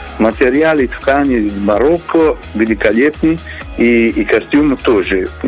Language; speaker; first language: Russian; non-native, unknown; Italian